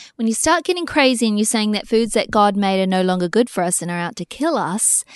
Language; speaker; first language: English; native; English